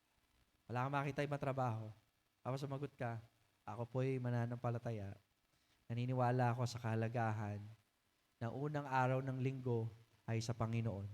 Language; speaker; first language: Filipino; native; Filipino